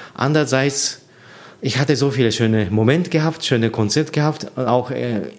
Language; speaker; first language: German; non-native, learner; Japanese